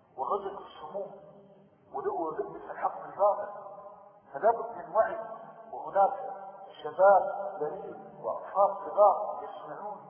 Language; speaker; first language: Arabic; native; Arabic